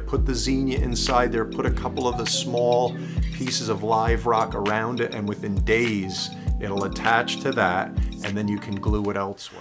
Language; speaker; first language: English; native; English